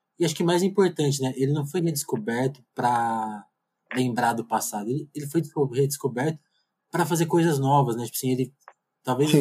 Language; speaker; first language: Portuguese; native; Portuguese